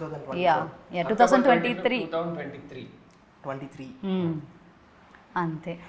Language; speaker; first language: Telugu; non-native, learner; Malayalam